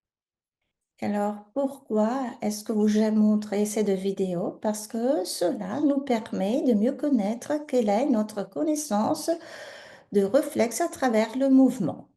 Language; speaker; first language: French; native; French